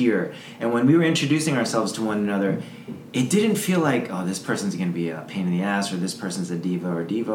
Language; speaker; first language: English; native; English